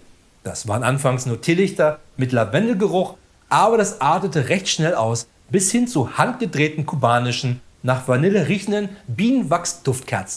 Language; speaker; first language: German; native; German